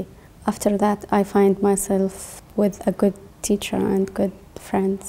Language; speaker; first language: English; non-native, learner; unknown